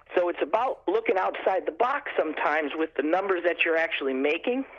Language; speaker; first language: English; native; English